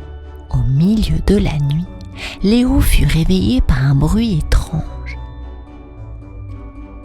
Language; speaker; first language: French; native; French